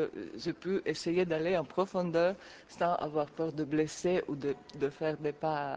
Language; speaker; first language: French; non-native, fluent; Italian